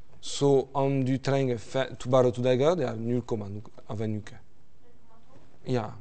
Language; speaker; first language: Norwegian; non-native, fluent; French